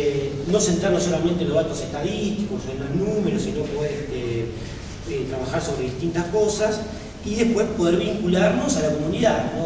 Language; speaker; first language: Spanish; native; Spanish